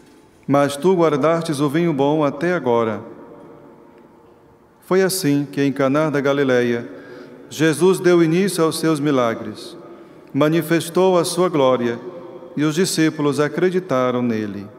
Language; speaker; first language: Portuguese; native; Portuguese